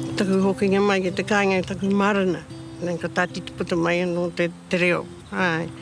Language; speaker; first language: Māori; native; Māori